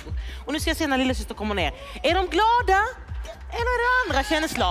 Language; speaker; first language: Swedish; native; Swedish